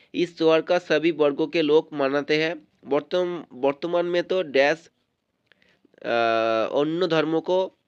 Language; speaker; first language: Hindi; non-native, local second language; Bangla